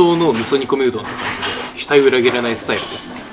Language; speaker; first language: Japanese; native; Japanese